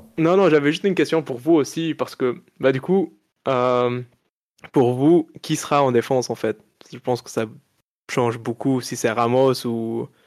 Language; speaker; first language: French; non-native, local second language; Arabic